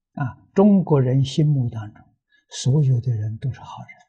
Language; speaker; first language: Chinese; native; Chinese